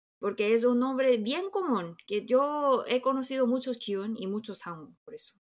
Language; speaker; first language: Spanish; early bilingual, other home language; Korean